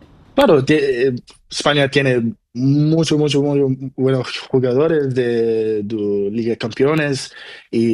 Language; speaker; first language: Spanish; non-native, learner; Portuguese